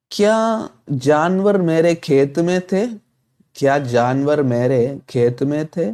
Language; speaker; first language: Hindi; non-native, local second language; Malayalam